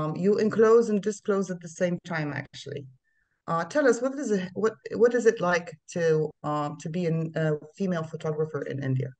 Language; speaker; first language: English; non-native, fluent; Polish